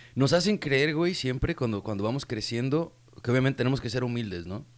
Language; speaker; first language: Spanish; native; Spanish